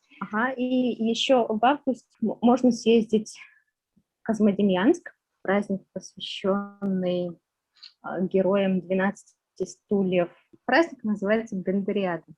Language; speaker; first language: Russian; non-native, local second language; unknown